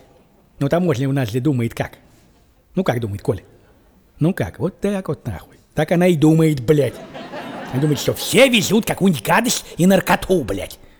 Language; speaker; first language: Russian; native; Russian